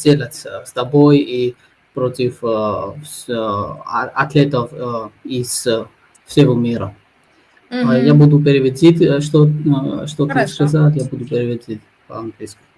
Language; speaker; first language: Russian; non-native, fluent; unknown